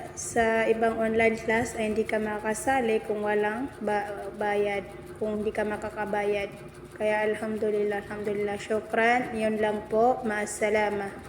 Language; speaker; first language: Filipino; non-native, local second language; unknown